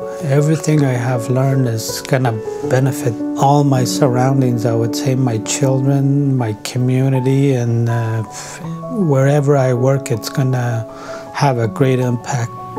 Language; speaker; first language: English; non-native, local second language; Cree